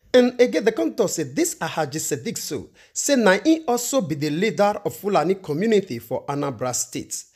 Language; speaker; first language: Nigerian Pidgin; non-native, local second language; Igbo